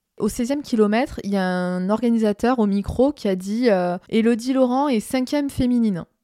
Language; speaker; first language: French; native; French